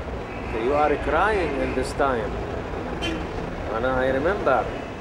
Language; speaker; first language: English; non-native, learner; Arabic